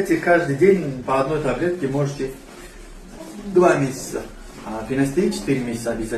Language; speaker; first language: Russian; non-native, learner; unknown